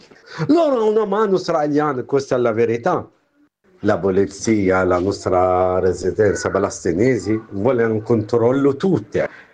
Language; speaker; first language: Italian; non-native, learner; Arabic